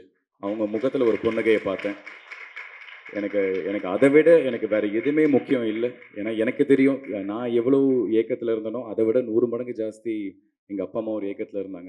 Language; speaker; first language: Tamil; native; Tamil